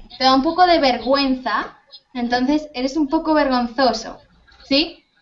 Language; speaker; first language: Spanish; native; Spanish